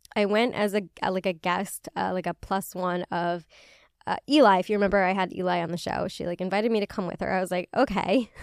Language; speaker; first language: English; native; English